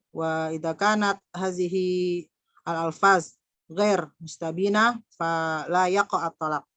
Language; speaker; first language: Arabic; non-native, fluent; Indonesian